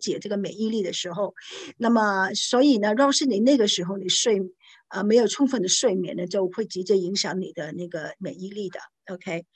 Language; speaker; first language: Chinese; non-native, local second language; Cantonese